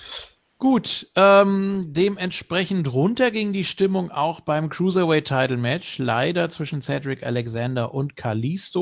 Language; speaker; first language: German; native; German